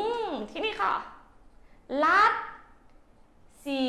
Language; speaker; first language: Thai; native; Thai